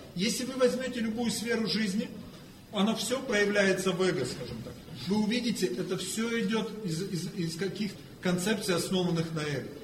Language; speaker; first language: Russian; non-native, fluent; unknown